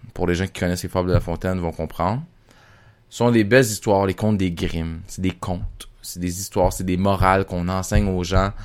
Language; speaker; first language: French; native; French